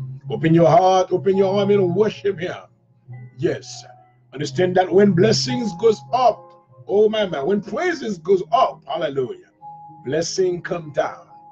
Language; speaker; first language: English; non-native, fluent; Haitian Creole